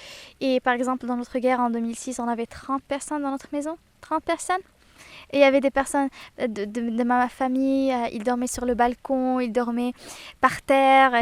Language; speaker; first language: French; non-native, local second language; Arabic